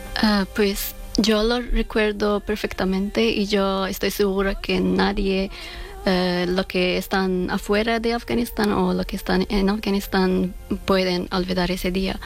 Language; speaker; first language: Spanish; non-native, fluent; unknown